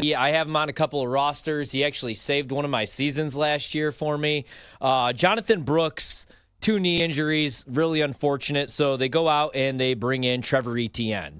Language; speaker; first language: English; native; English